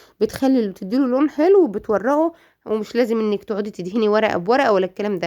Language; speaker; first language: Arabic; native; Arabic